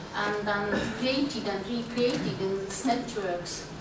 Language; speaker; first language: English; non-native, fluent; Estonian